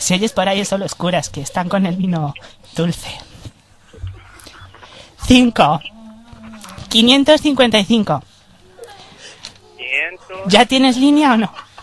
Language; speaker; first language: Spanish; native; Spanish